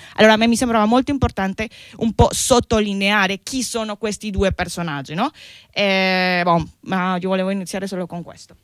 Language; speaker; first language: Italian; non-native, fluent; Spanish